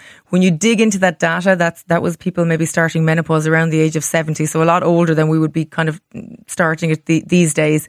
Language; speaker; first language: English; native; English